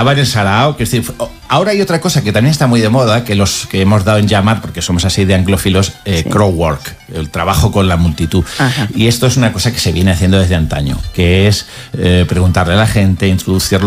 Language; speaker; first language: Spanish; native; Spanish